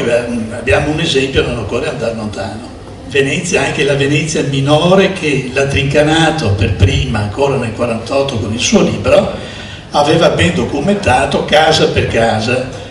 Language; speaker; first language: Italian; native; Italian